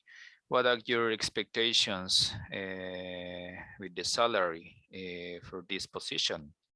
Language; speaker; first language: English; non-native, learner; Spanish